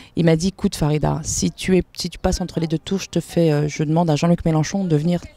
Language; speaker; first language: French; native; French